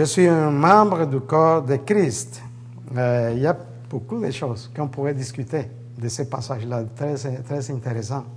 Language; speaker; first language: French; native; French